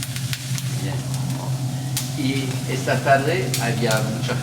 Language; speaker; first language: Spanish; non-native, learner; French